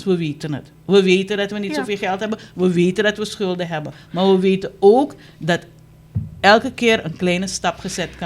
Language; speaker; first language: Dutch; native; Dutch